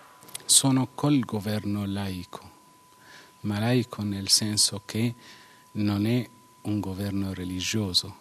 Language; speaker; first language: Italian; non-native, fluent; Arabic